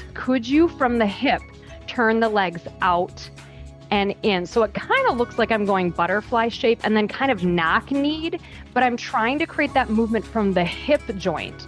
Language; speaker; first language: English; native; English